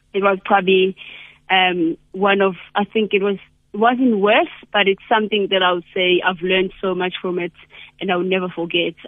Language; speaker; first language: English; non-native, local second language; Zulu